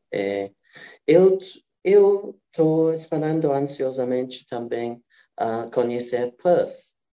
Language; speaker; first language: Portuguese; non-native, fluent; English